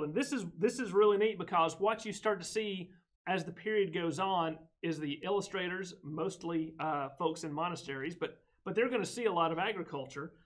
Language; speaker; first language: English; native; English